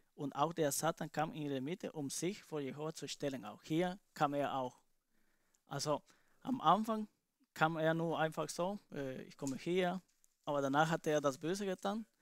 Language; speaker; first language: German; non-native, fluent; Spanish